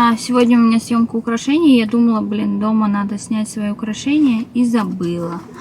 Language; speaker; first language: Russian; native; Russian